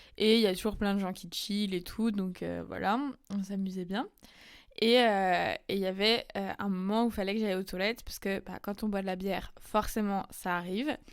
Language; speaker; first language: French; native; French